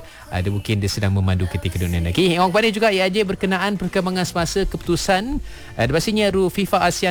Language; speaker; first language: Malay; non-native, local second language; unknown